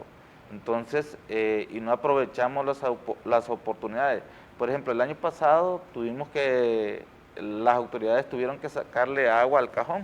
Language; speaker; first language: Spanish; native; Spanish